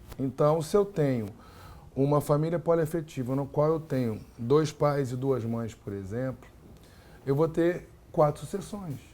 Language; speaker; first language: Portuguese; native; Portuguese